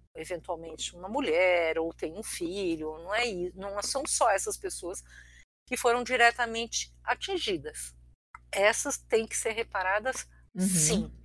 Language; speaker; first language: Portuguese; early bilingual, other home language; Armenian